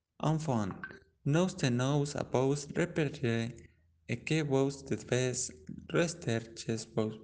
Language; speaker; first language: French; non-native, learner; Spanish